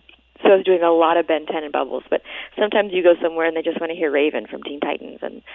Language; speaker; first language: English; native; English